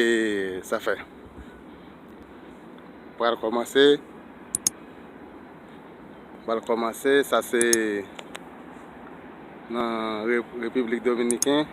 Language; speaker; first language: French; non-native, learner; Haitian Creole